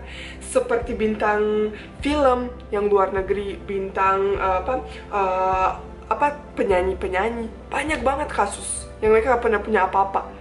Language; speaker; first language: Indonesian; non-native, fluent; Bosnian